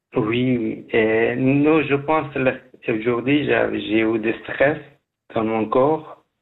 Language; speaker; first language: French; non-native, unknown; Persian